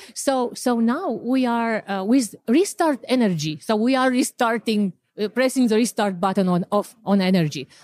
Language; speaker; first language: English; non-native, fluent; Romanian